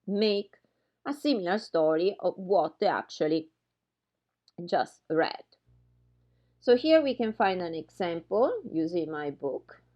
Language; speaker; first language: English; non-native, fluent; Italian